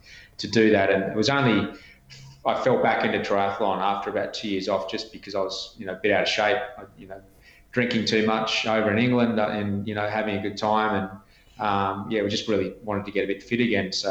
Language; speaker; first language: English; native; English